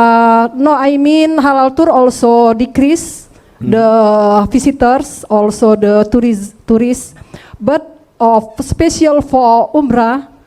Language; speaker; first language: English; non-native, learner; Indonesian